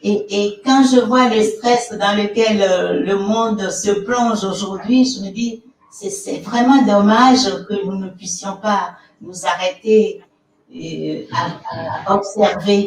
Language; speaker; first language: French; non-native, local second language; Fon